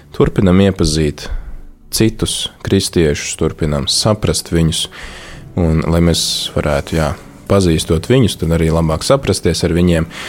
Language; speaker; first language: Latvian; native; Latvian